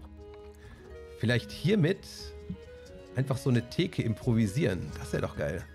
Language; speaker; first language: German; native; German